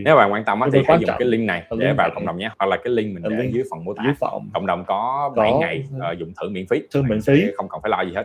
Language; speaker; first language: Vietnamese; native; Vietnamese